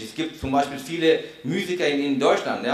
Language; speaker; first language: German; non-native, fluent; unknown